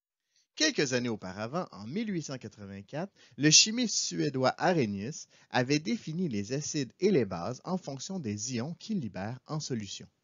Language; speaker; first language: French; native; French